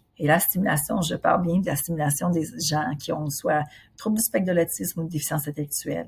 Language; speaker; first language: French; native; French